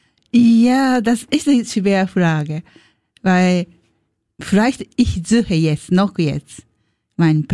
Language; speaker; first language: German; non-native, learner; Japanese